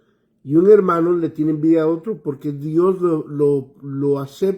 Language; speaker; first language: Spanish; native; Spanish